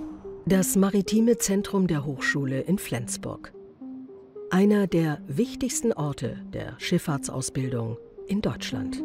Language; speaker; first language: German; native; German